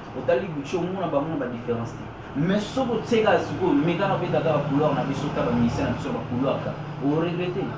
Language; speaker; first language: Lingala; native; Lingala